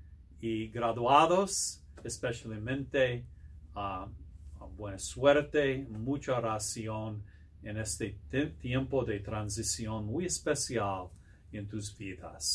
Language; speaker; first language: Spanish; non-native, learner; English